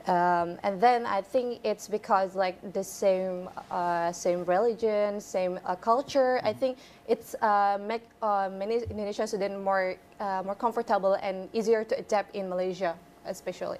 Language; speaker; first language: English; non-native, fluent; Indonesian